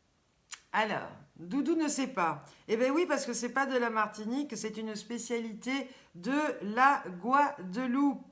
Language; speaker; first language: French; native; French